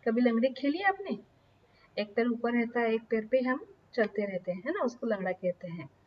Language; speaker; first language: Hindi; non-native, local second language; Marathi